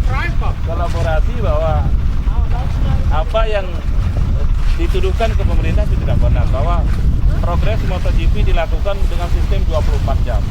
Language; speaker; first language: Indonesian; non-native, local second language; Sasak